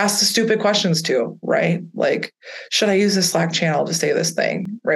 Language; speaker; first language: English; native; English